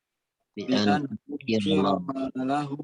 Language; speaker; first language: Arabic; non-native, learner; Indonesian